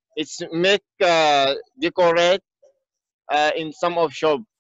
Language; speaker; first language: English; non-native, learner; Arabic